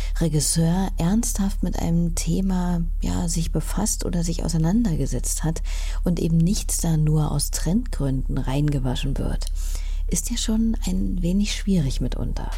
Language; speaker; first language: German; native; German